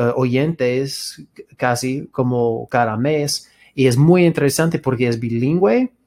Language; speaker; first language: Spanish; non-native, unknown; English